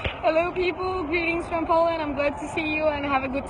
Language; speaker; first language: English; native; English